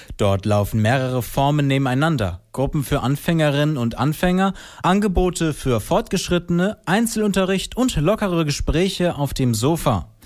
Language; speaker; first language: German; native; German